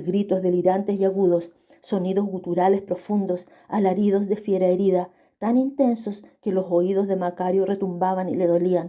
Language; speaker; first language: Spanish; native; Spanish